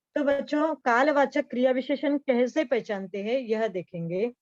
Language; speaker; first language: Hindi; non-native, local second language; Marathi